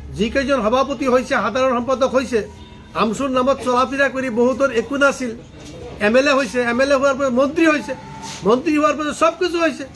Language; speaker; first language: Assamese; non-native, local second language; Bangla